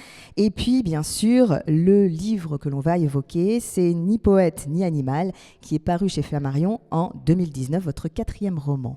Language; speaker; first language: French; native; French